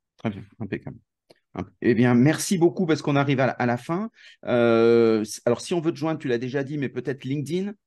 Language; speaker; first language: French; native; French